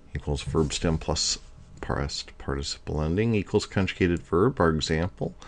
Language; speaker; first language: English; native; English